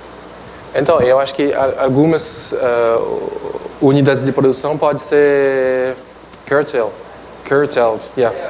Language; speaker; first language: Portuguese; non-native, fluent; French